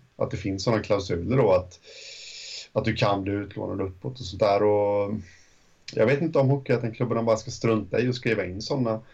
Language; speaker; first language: Swedish; native; Swedish